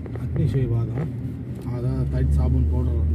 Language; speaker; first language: Arabic; non-native, learner; Hindi